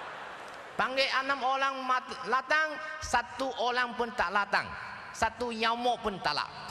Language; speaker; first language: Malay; non-native, local second language; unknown